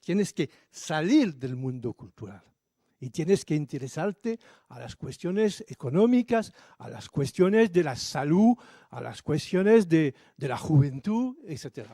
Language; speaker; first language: Spanish; non-native, fluent; French